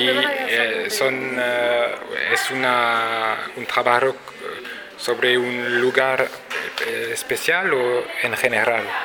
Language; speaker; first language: Spanish; non-native, fluent; French